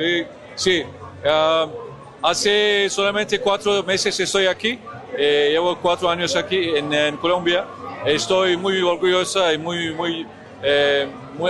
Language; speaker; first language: Spanish; non-native, learner; Turkish